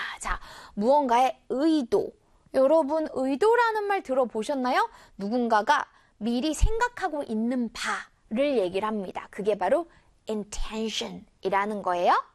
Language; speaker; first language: Korean; native; Korean